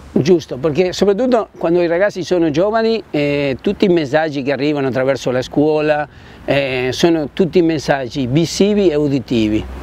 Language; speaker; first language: Italian; non-native, fluent; Spanish